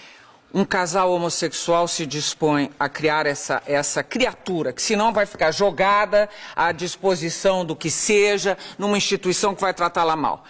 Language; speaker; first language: Portuguese; native; Portuguese